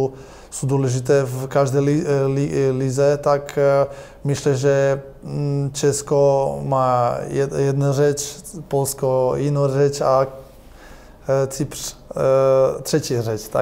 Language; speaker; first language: Polish; non-native, learner; Croatian